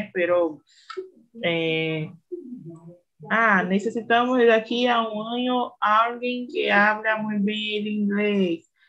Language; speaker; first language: Spanish; non-native, learner; Portuguese